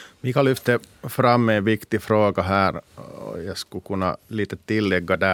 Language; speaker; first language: Swedish; non-native, local second language; Finnish